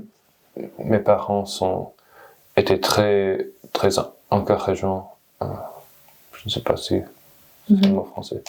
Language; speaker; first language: French; non-native, learner; English